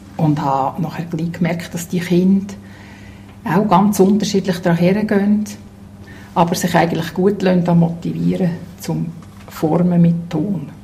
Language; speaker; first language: German; native; German